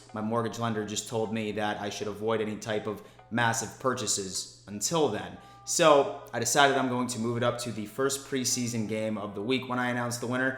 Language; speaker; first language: English; native; English